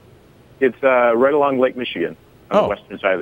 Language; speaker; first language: English; native; English